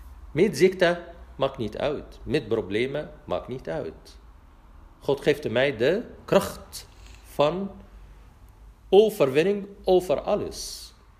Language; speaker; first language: Dutch; non-native, fluent; Arabic